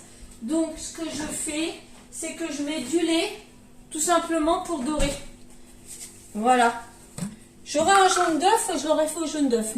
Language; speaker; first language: French; native; French